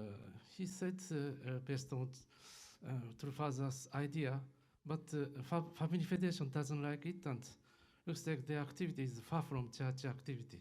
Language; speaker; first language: English; non-native, learner; Japanese